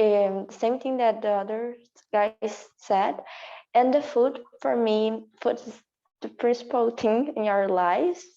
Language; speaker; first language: English; non-native, learner; Portuguese